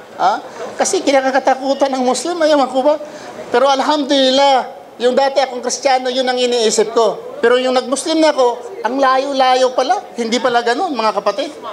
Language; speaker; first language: Filipino; non-native, local second language; Cebuano